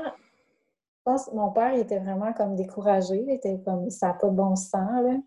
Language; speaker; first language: French; native; French